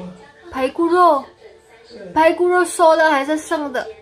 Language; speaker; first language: Chinese; non-native, learner; Indonesian